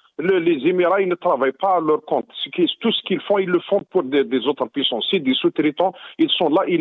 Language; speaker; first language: French; non-native, local second language; Arabic